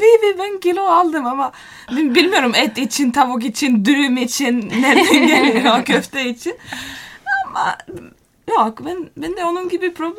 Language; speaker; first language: Turkish; non-native, learner; Finnish